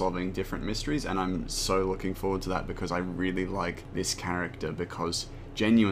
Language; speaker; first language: English; native; English